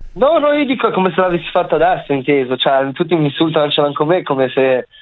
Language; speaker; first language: Italian; early bilingual, other home language; Arabic